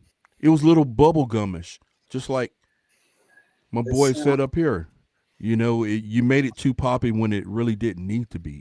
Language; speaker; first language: English; native; English